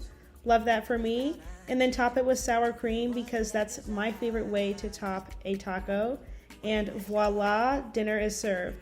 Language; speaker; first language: English; native; English